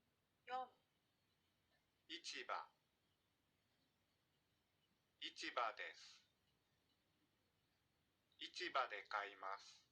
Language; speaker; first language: Japanese; non-native, learner; Indonesian